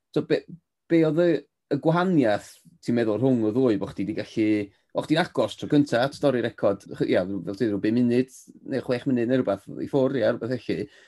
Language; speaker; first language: Welsh; native; Welsh